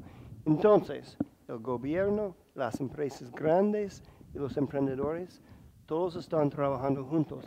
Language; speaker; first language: Spanish; non-native, fluent; English